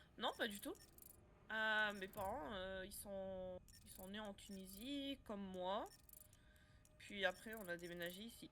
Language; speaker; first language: French; non-native, local second language; Arabic